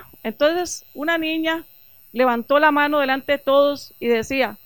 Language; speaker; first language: Spanish; native; Spanish